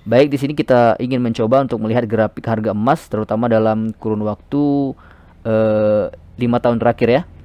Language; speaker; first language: Indonesian; native; Indonesian